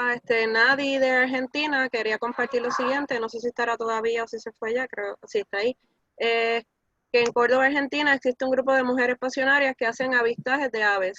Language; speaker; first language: Spanish; native; Spanish